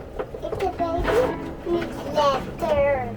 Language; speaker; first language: Dutch; early bilingual, heritage; Dutch